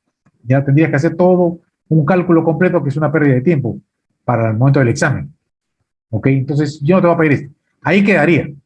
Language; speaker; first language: Spanish; native; Spanish